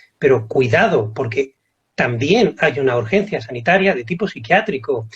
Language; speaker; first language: Spanish; native; Spanish